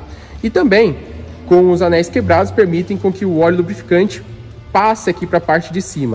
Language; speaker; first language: Portuguese; native; Portuguese